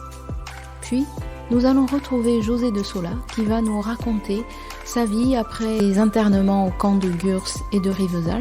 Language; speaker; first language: French; native; French